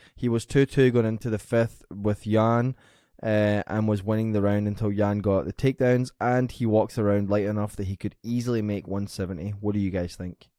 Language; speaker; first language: English; native; English